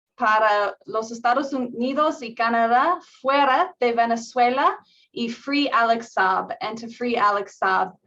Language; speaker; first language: Spanish; non-native, learner; English